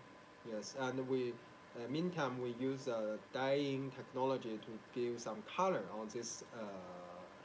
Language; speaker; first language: English; non-native, learner; Chinese